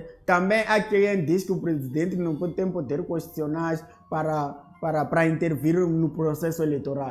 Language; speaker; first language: Portuguese; native; Portuguese